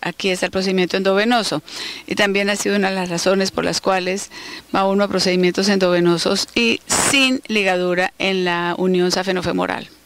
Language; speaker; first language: Spanish; native; Spanish